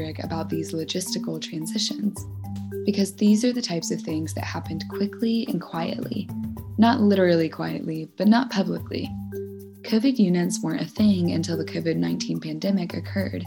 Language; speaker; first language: English; native; English